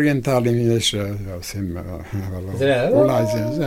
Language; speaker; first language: Hebrew; non-native, learner; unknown